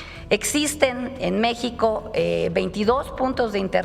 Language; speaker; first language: Spanish; native; Spanish